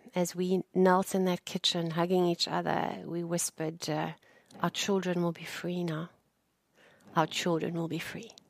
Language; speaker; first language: English; native; English